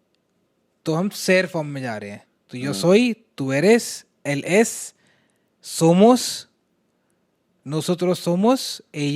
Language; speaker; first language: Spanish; non-native, fluent; Hindi